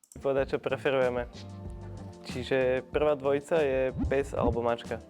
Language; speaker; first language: Slovak; native; Slovak